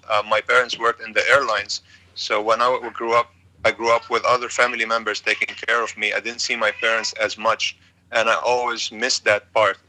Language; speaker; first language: English; non-native, fluent; Arabic